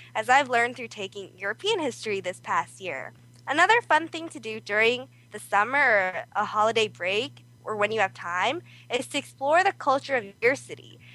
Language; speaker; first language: English; early bilingual, other home language; Korean